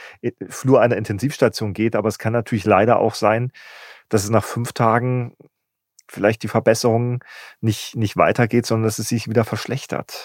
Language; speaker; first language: German; native; German